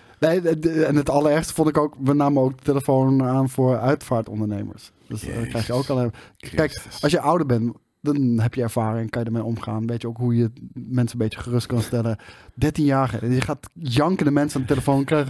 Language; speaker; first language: Dutch; native; Dutch